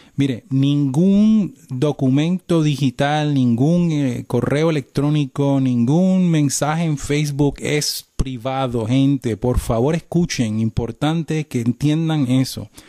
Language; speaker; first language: Spanish; native; Spanish